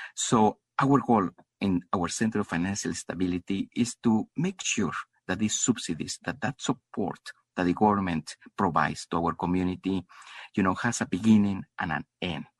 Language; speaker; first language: English; non-native, fluent; Spanish